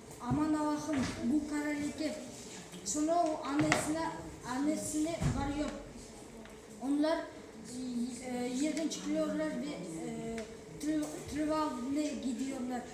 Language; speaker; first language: Turkish; non-native, learner; Kazakh